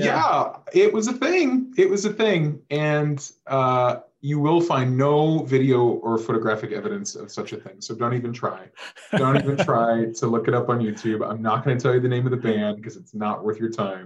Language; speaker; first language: English; native; English